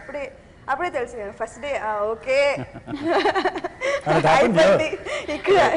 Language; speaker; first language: Telugu; non-native, fluent; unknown